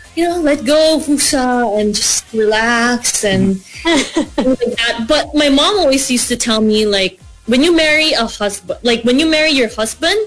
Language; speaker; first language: English; non-native, local second language; Korean